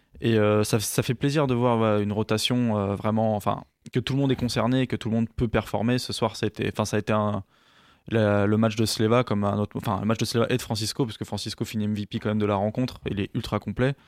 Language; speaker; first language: French; native; French